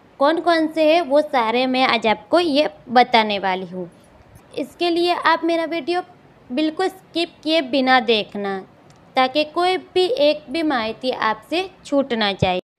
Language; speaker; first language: Hindi; non-native, local second language; Gujarati